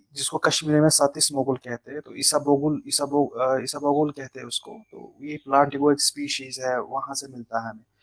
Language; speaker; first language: Hindi; non-native, local second language; Kashmiri